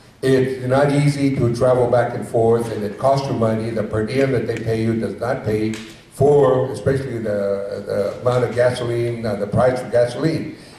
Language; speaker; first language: English; early bilingual, other home language; Spanish